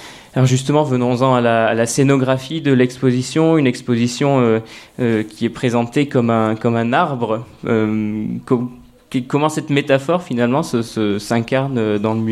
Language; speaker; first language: French; native; French